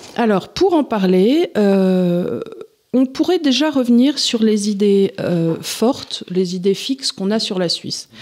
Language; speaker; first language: French; native; French